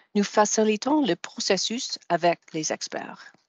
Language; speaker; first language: French; non-native, fluent; English